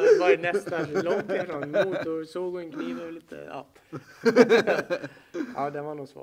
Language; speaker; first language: Swedish; native; Swedish